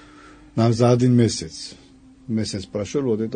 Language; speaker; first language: Russian; non-native, fluent; Georgian